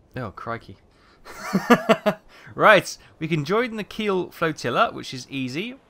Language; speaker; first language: English; native; English